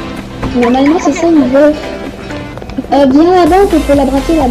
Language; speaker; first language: French; native; French